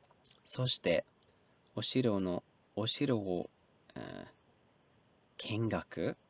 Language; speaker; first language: Japanese; non-native, learner; English